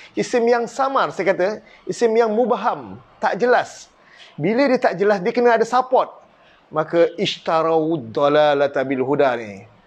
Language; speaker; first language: Malay; native; Malay